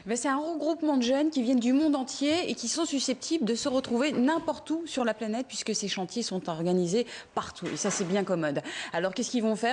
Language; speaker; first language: French; native; French